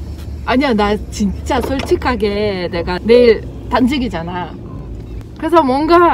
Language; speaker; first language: Korean; non-native, fluent; Russian